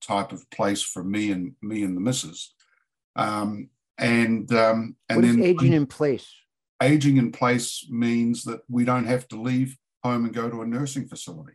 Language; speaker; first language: English; native; English